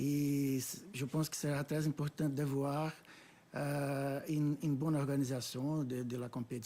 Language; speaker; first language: French; non-native, fluent; Portuguese